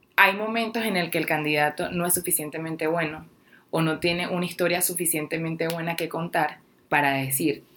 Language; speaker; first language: Spanish; native; Spanish